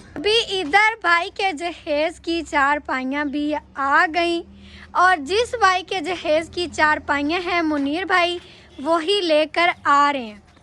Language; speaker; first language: Urdu; non-native, local second language; Punjabi